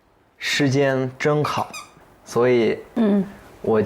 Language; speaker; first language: Chinese; non-native, fluent; English